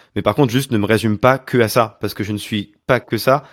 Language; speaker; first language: French; native; French